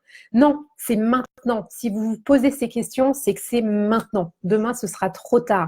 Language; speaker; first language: French; native; French